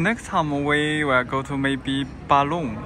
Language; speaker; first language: English; non-native, learner; Chinese